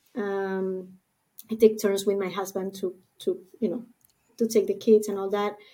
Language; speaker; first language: English; non-native, fluent; Spanish